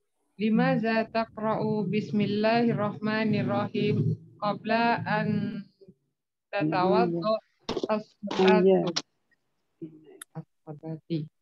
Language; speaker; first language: Arabic; non-native, learner; Indonesian